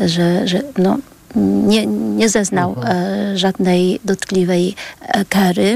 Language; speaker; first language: Polish; early bilingual, other home language; Vietnamese